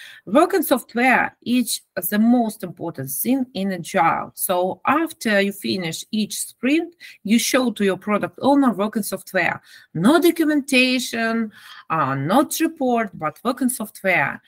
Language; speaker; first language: English; non-native, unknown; Ukrainian